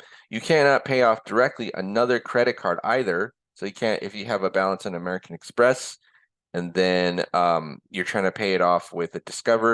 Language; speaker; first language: English; early bilingual, other home language; Korean